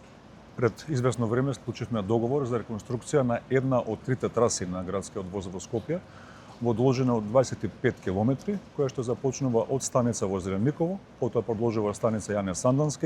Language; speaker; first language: Macedonian; native; Macedonian